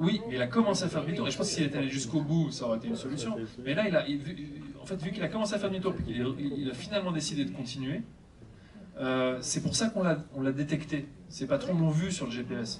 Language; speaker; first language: French; native; French